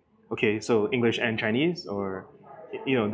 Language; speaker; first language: English; native; English